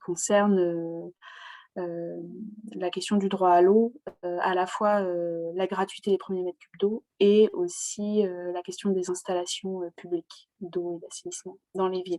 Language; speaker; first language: French; native; French